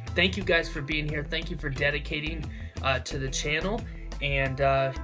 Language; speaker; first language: English; native; English